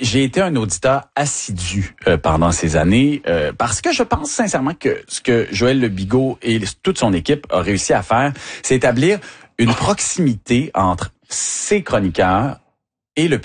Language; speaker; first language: French; native; French